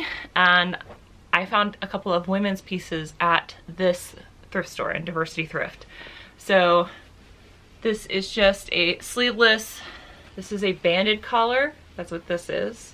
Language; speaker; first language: English; native; English